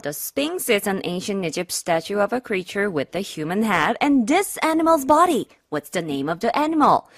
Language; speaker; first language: English; non-native, fluent; Korean